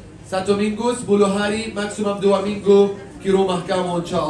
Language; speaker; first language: Indonesian; non-native, fluent; Arabic